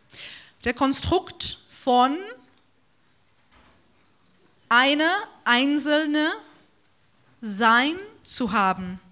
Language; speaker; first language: German; non-native, fluent; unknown